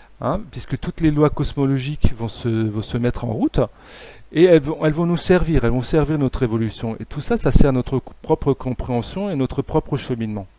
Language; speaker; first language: French; native; French